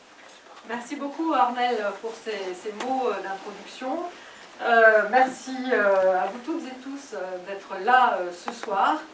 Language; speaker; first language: French; native; French